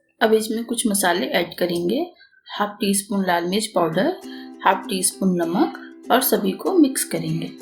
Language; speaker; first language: Hindi; native; Hindi